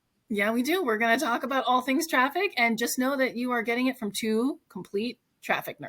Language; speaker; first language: English; native; English